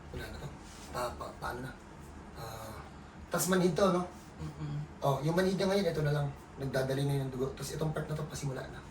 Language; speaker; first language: Filipino; native; Filipino